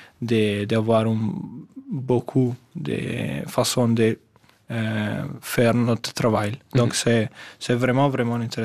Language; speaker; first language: French; non-native, fluent; Italian